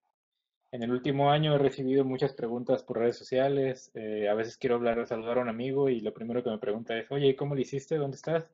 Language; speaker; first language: Spanish; native; Spanish